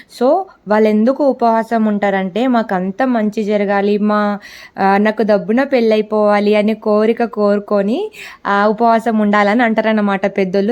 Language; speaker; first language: Telugu; non-native, local second language; Lambadi